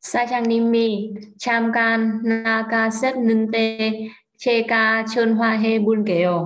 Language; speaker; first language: Korean; non-native, learner; Vietnamese